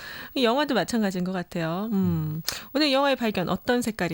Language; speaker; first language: Korean; native; Korean